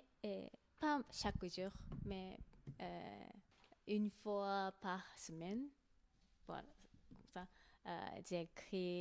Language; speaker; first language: French; non-native, learner; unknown